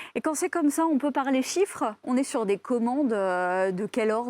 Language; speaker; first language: French; native; French